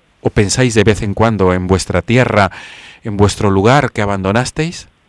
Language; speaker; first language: Spanish; native; Spanish